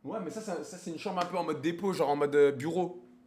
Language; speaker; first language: French; native; French